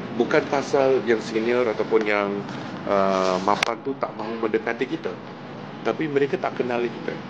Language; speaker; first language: Malay; native; Malay